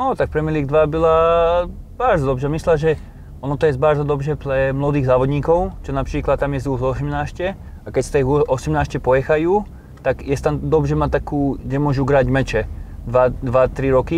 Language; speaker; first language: Polish; non-native, learner; Slovak